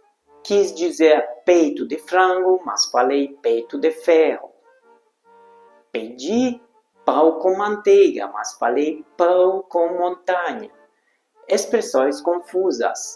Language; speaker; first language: Portuguese; non-native, fluent; Hungarian